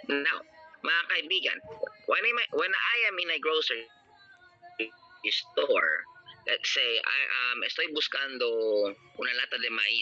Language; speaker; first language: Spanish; non-native, learner; Filipino